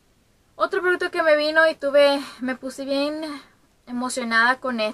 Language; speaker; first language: Spanish; early bilingual, heritage; Spanish